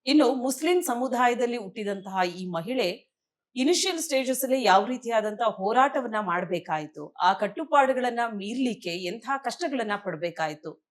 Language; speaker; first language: Kannada; native; Kannada